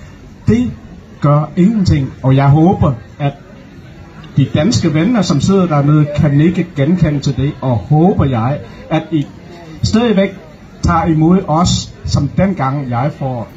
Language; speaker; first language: Danish; early bilingual, other home language; Vietnamese